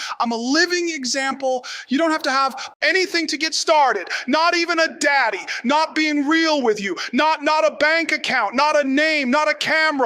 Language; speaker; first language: English; native; English